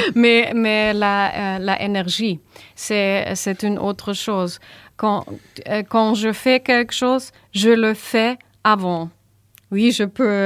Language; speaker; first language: French; non-native, learner; German